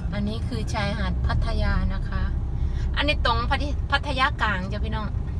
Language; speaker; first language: Thai; native; Thai